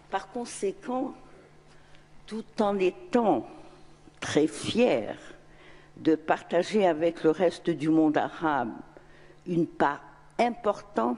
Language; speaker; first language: French; non-native, local second language; Arabic